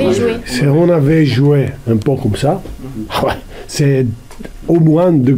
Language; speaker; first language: French; non-native, learner; Italian